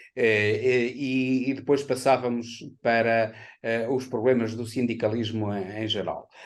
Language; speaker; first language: Portuguese; native; Portuguese